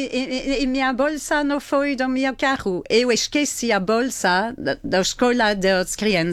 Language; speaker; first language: Portuguese; non-native, fluent; French